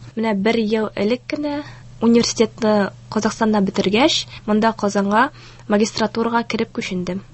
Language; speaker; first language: Tatar; early bilingual, heritage; Tatar